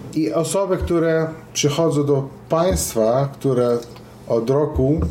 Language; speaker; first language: Polish; non-native, fluent; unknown